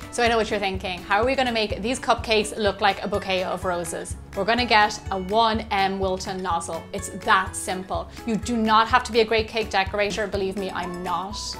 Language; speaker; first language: English; native; English